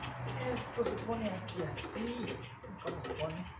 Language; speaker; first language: Spanish; native; Spanish